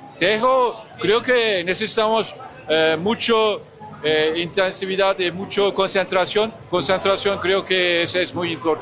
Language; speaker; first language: Spanish; non-native, learner; Turkish